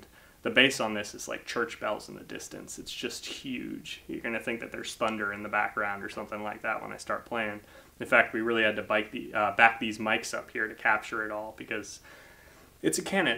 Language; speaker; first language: English; native; English